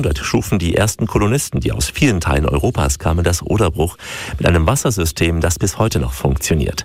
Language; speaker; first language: German; native; German